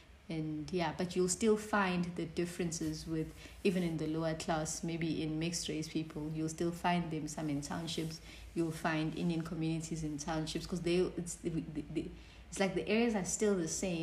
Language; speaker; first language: English; non-native, local second language; Zulu